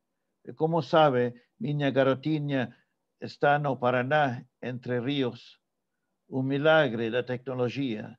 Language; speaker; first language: Portuguese; non-native, fluent; English